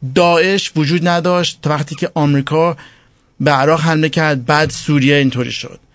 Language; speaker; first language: Persian; early bilingual, heritage; Persian